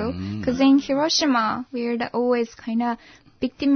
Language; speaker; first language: English; non-native, fluent; Japanese